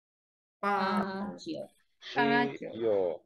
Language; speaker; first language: Chinese; non-native, learner; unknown